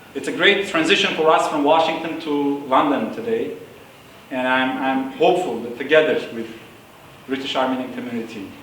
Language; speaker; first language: English; non-native, fluent; Armenian